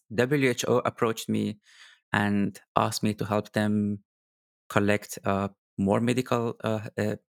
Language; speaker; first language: English; non-native, fluent; Arabic